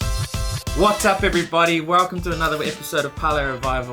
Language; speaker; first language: English; native; English